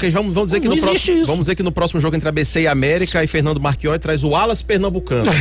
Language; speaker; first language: Portuguese; native; Portuguese